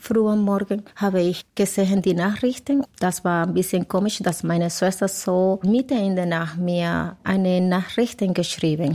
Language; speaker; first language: German; non-native, learner; Spanish